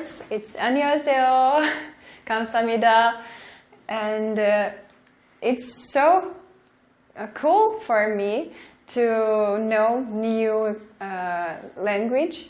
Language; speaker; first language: English; non-native, learner; Russian